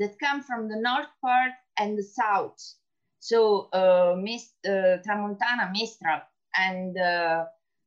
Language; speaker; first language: English; non-native, fluent; Italian